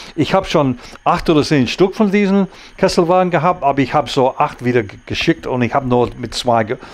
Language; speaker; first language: German; non-native, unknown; English